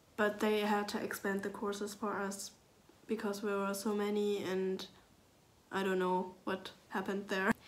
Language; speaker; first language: English; non-native, fluent; German